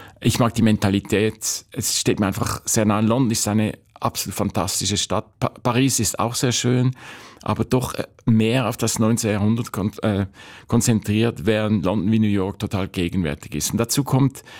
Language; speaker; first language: German; native; German